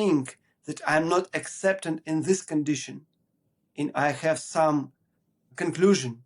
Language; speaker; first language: English; non-native, learner; Ukrainian